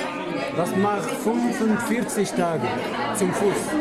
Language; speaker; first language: German; non-native, learner; Arabic